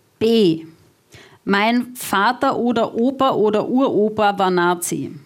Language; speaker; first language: German; native; German